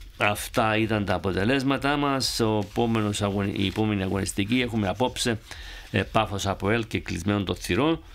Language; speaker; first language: Greek; native; Greek